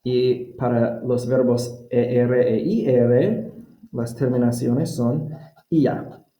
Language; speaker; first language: Spanish; non-native, fluent; English